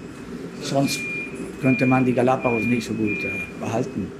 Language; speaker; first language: German; non-native, fluent; Spanish